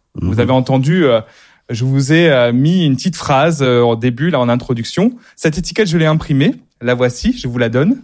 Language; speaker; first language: French; native; French